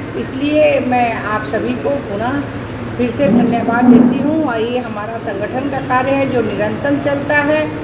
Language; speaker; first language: Hindi; native; Hindi